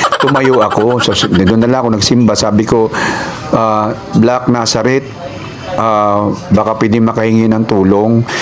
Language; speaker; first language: Filipino; non-native, local second language; Cebuano